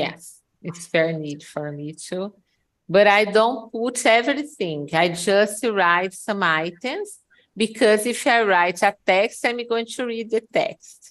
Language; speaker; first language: English; non-native, fluent; Portuguese